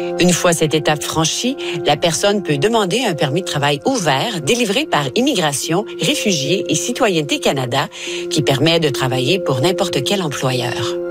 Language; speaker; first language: French; native; French